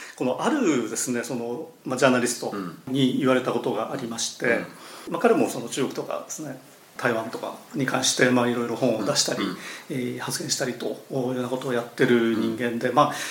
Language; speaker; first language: Japanese; native; Japanese